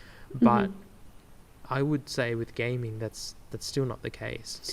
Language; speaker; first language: English; native; English